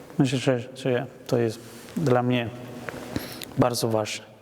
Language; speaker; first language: Polish; non-native, learner; Spanish